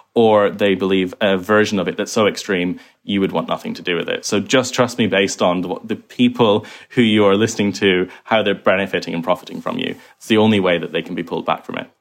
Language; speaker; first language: English; native; English